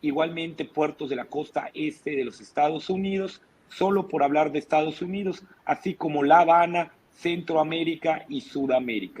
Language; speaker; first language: Spanish; native; Spanish